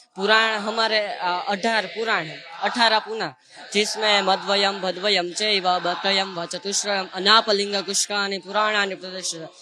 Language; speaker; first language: Hindi; non-native, local second language; Gujarati